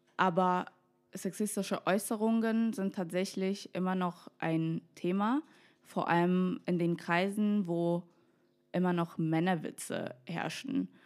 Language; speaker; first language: German; non-native, fluent; Russian